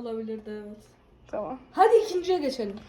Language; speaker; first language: Turkish; early bilingual, heritage; Turkish